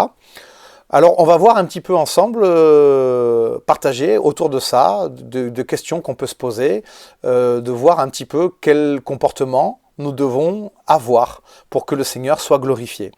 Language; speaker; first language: French; native; French